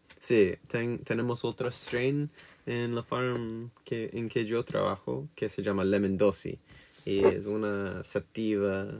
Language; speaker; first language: Spanish; non-native, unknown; English